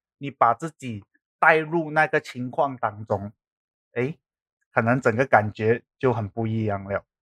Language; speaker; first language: Chinese; native; Chinese